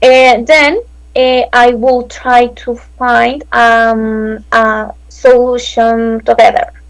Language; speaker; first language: English; non-native, learner; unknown